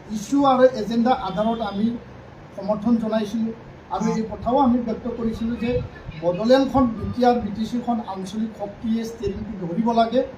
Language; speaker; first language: Assamese; non-native, local second language; Bodo